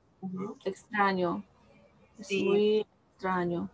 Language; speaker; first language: Spanish; non-native, learner; Korean